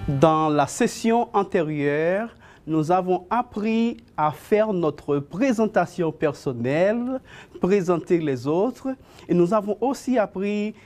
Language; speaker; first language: French; non-native, fluent; Spanish